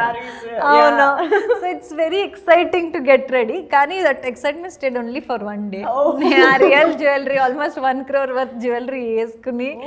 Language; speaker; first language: Telugu; non-native, learner; Kannada